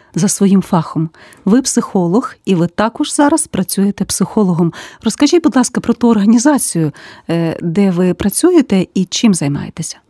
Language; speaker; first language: Ukrainian; native; Ukrainian